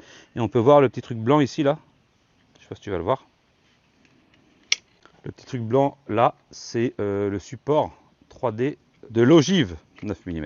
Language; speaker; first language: French; native; French